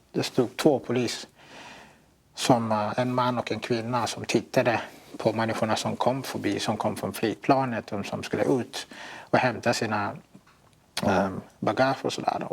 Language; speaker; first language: Swedish; non-native, fluent; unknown